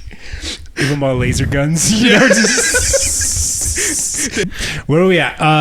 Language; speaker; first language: English; native; English